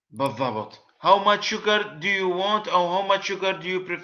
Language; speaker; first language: English; non-native, learner; Arabic